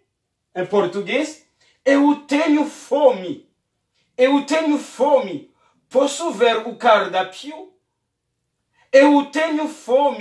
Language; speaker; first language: Portuguese; non-native, learner; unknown